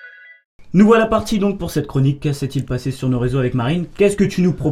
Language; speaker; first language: French; native; French